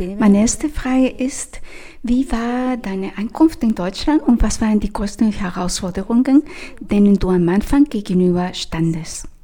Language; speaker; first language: German; non-native, fluent; Spanish